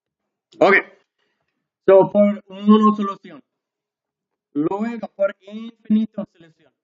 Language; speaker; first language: Spanish; non-native, learner; English